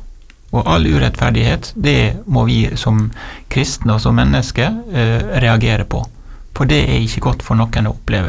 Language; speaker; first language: Norwegian; native; Norwegian